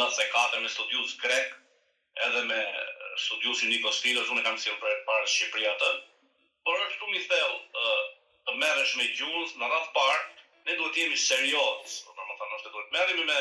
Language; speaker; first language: Albanian; native; Albanian